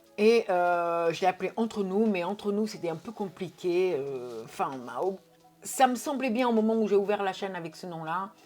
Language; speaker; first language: French; non-native, fluent; Portuguese